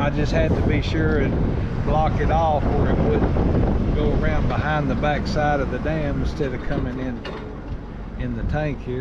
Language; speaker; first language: English; native; English